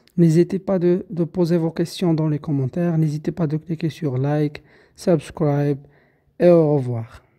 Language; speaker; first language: French; non-native, local second language; Arabic